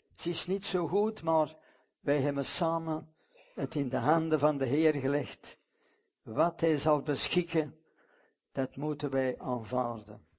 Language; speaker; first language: Dutch; non-native, fluent; English